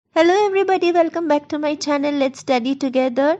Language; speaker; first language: English; non-native, local second language; Bangla